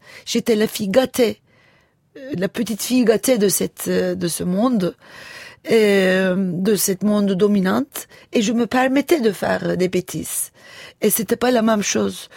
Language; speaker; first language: French; non-native, fluent; Turkish